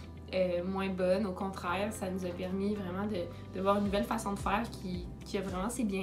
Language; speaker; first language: French; native; French